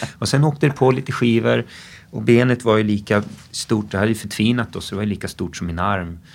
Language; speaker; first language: Swedish; early bilingual, other home language; English